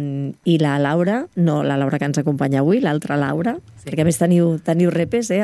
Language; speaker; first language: Catalan; native; Catalan